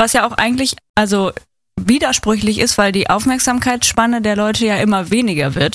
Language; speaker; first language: German; native; German